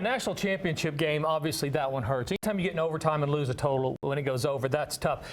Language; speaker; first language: English; native; English